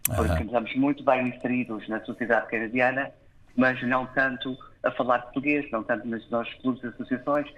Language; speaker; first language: Portuguese; early bilingual, heritage; English